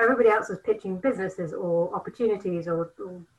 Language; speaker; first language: English; native; English